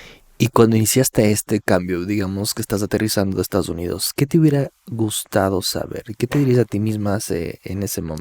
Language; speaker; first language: Spanish; native; Spanish